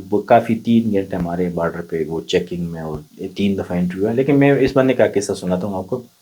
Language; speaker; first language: Urdu; non-native, local second language; Pashto